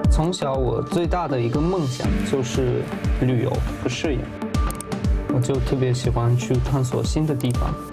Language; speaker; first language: Chinese; non-native, fluent; Tajik